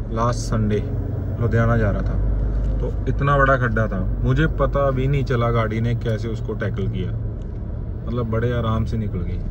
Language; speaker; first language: Hindi; non-native, local second language; Punjabi